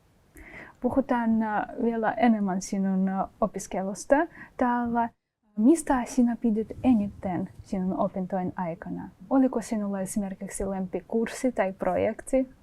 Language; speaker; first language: Finnish; non-native, fluent; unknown